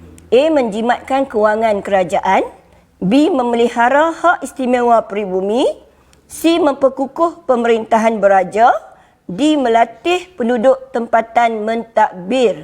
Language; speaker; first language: Malay; native; Malay